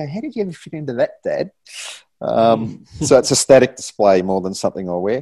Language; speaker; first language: English; native; English